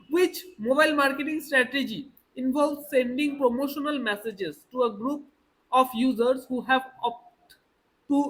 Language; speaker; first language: English; non-native, local second language; Bangla